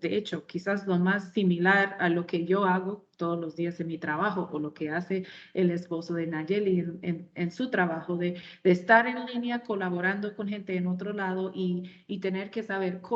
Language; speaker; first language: Spanish; non-native, fluent; English